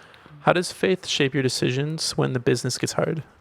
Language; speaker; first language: English; native; English